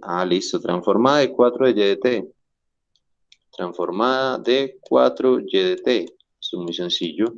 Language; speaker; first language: Spanish; native; Spanish